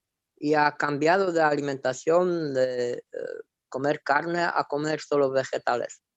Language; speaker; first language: Spanish; non-native, fluent; Romanian